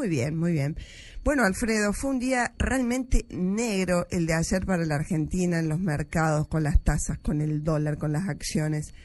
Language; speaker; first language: Spanish; native; Spanish